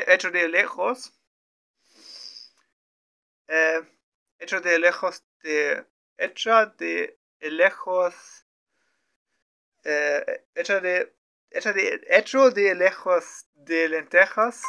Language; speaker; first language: Spanish; non-native, learner; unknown